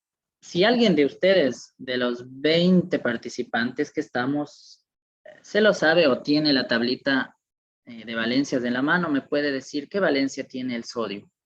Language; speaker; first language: Spanish; native; Spanish